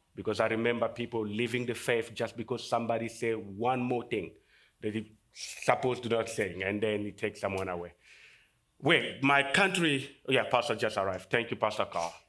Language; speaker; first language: English; non-native, fluent; Lingala